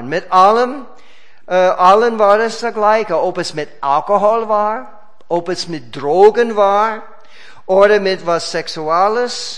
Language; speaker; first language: German; non-native, fluent; English